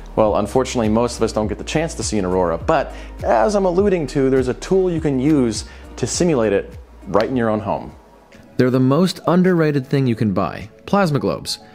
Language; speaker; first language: English; native; English